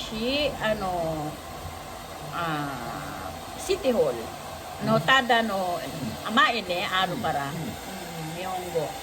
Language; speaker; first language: Japanese; non-native, learner; Filipino